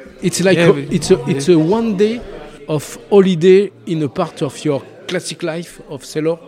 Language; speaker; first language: English; non-native, learner; French